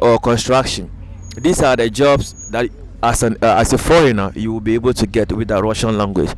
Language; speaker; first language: English; native; English